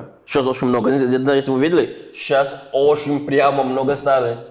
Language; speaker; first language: Russian; non-native, fluent; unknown